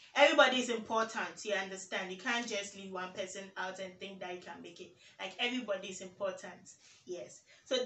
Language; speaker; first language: English; non-native, local second language; Ga